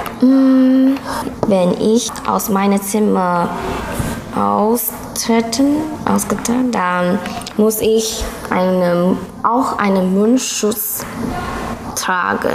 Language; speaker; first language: German; non-native, learner; Chinese